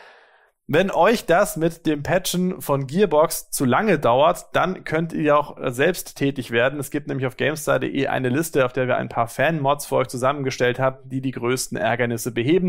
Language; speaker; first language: German; native; German